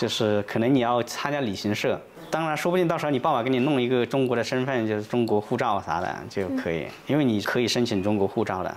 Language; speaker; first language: Chinese; native; Chinese